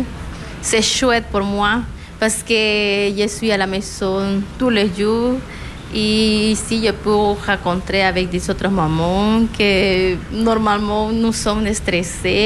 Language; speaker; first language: French; non-native, learner; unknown